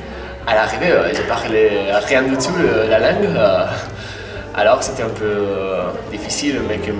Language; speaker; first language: French; non-native, fluent; Spanish